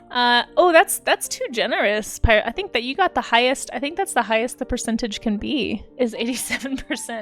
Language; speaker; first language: English; native; English